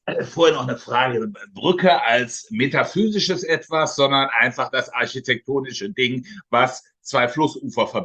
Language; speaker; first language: German; native; German